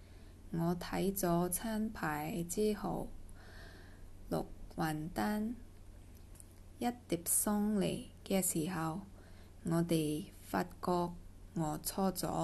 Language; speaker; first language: Cantonese; non-native, learner; Korean